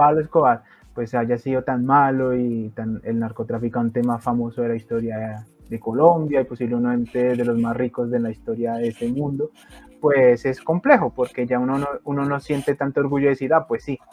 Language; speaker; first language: Spanish; native; Spanish